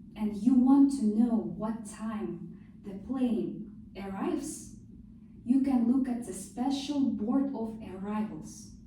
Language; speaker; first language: English; non-native, fluent; Kazakh